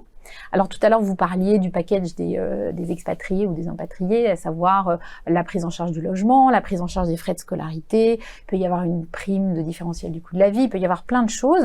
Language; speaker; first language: French; native; French